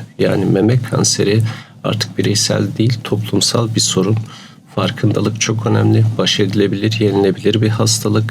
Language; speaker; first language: Turkish; native; Turkish